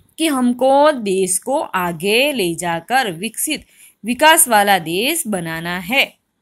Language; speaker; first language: Hindi; non-native, local second language; Gujarati